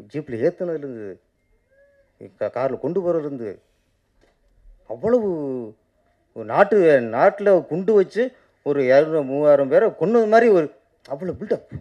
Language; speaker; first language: Tamil; native; Tamil